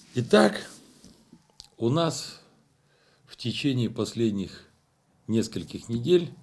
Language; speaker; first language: Russian; non-native, local second language; Romanian